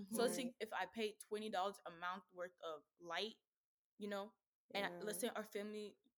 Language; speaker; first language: English; native; English